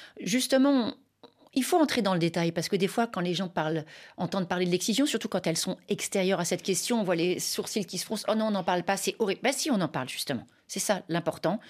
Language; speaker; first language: French; native; French